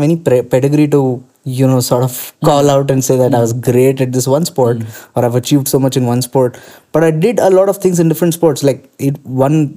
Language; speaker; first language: English; non-native, local second language; Kannada